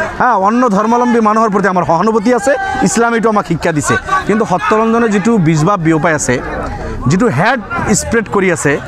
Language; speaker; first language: Assamese; non-native, local second language; Bangla